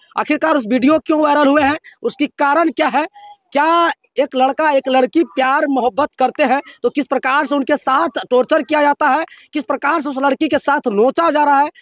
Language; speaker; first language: Hindi; native; Hindi